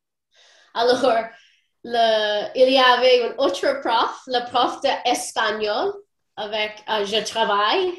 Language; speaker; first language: French; non-native, fluent; English